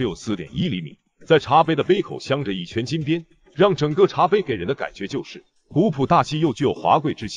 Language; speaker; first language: Chinese; native; Chinese